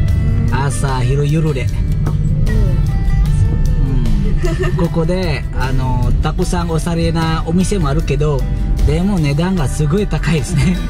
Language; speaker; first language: Japanese; non-native, fluent; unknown